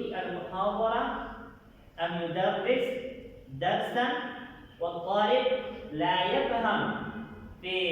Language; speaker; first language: Arabic; non-native, fluent; Pashto